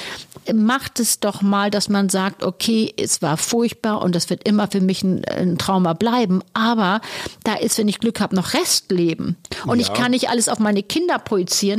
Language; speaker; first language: German; native; German